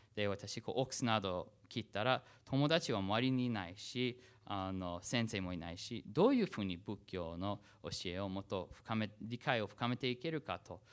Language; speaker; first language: Japanese; non-native, fluent; English